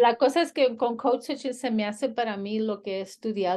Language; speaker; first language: Spanish; early bilingual, heritage; Spanish